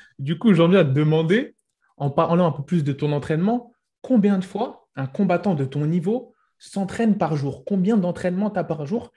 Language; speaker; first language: French; native; French